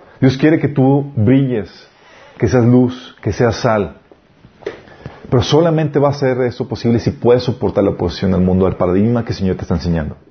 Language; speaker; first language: Spanish; native; Spanish